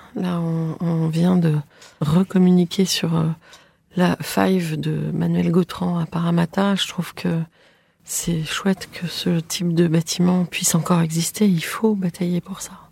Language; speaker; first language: French; native; French